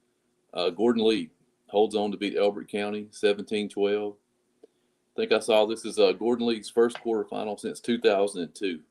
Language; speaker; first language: English; native; English